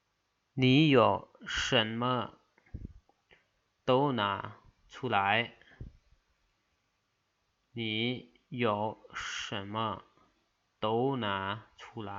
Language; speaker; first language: Chinese; non-native, fluent; Lao